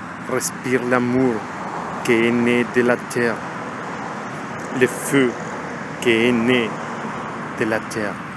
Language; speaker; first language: French; non-native, learner; Spanish